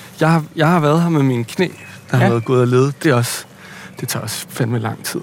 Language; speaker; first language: Danish; native; Danish